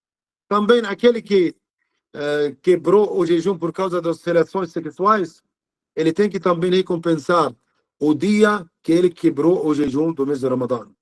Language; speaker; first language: Portuguese; non-native, learner; Arabic